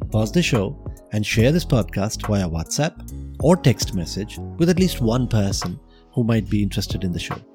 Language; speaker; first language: English; non-native, local second language; Gujarati